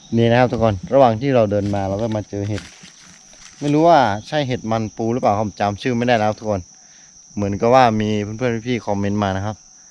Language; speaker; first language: Thai; non-native, local second language; Karen languages